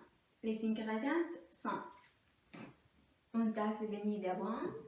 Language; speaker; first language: French; non-native, learner; Spanish